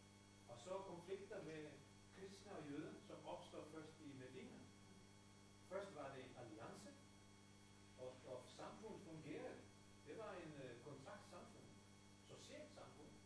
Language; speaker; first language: Danish; non-native, fluent; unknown